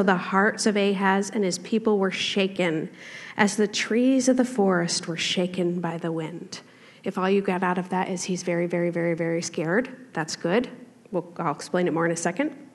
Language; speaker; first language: English; native; English